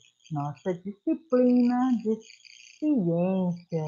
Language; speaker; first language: Portuguese; native; Portuguese